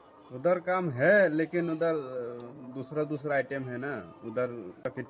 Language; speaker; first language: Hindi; non-native, local second language; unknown